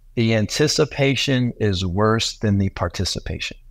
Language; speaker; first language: English; native; English